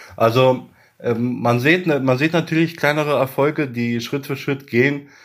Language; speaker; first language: German; early bilingual, other home language; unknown